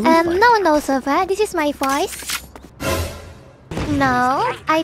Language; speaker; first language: English; non-native, learner; Indonesian